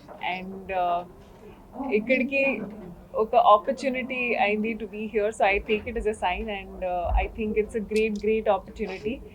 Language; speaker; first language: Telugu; non-native, learner; Hindi